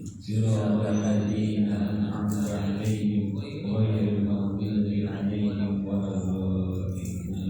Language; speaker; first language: Indonesian; native; Indonesian